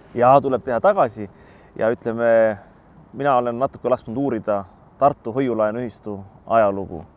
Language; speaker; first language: Estonian; native; Estonian